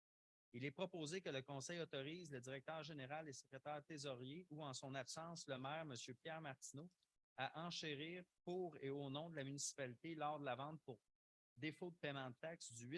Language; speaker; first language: French; native; French